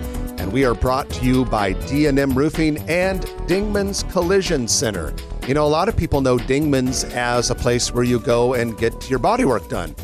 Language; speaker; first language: English; native; English